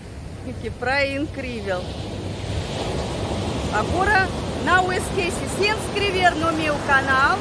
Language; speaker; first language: Portuguese; non-native, fluent; Russian